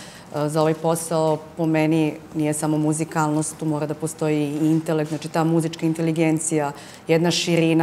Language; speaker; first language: Serbian; native; Serbian